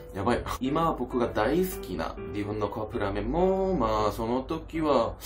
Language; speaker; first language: Japanese; non-native, fluent; Korean